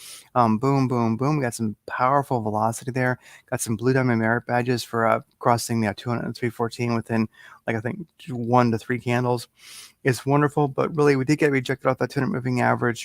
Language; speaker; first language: English; native; English